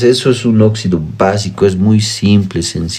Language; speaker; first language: Spanish; native; Spanish